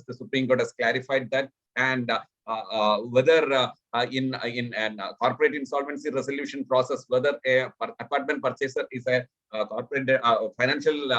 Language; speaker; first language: English; non-native, local second language; Malayalam